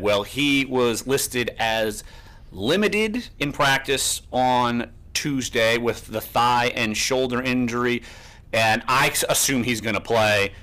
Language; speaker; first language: English; native; English